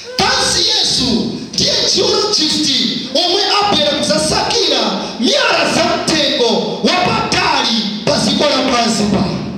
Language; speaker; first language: Nyanja; non-native, local second language; Tumbuka